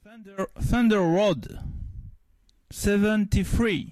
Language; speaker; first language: English; non-native, learner; French